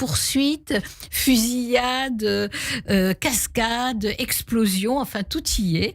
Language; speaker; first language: French; native; French